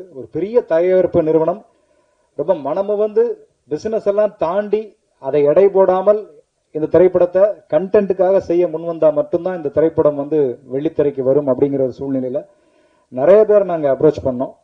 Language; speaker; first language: Tamil; native; Tamil